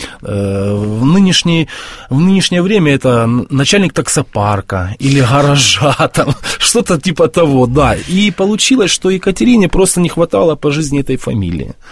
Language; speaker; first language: Russian; native; Russian